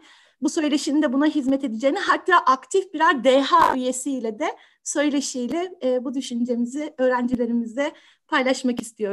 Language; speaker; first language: Turkish; native; Turkish